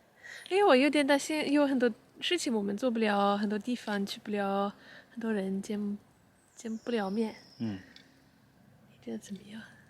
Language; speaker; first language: Chinese; non-native, fluent; Swedish